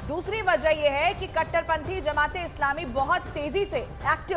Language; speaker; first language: Hindi; native; Hindi